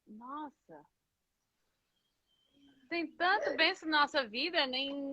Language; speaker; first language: Portuguese; non-native, fluent; English